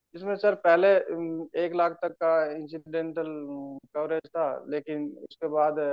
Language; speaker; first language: Hindi; native; Hindi